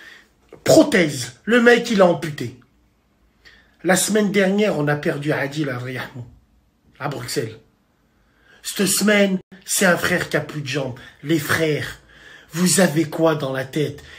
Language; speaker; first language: French; native; French